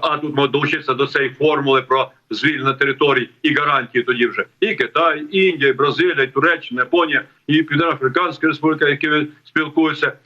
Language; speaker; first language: Ukrainian; native; Ukrainian